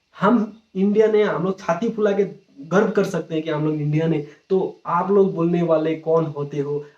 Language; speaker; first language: Hindi; non-native, local second language; Nepali